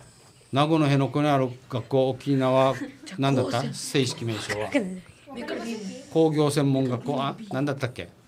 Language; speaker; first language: Japanese; native; Japanese